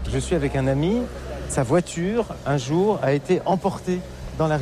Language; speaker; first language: French; native; French